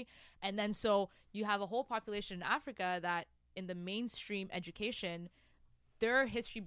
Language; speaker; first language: English; non-native, fluent; Rundi